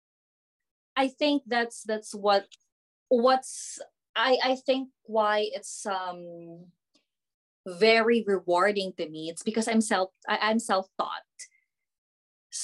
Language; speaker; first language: English; non-native, local second language; Filipino